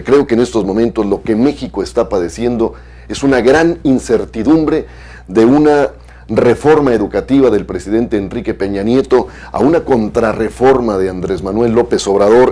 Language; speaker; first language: Spanish; native; Spanish